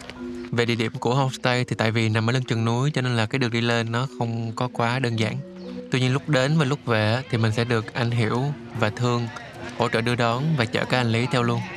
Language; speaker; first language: Vietnamese; native; Vietnamese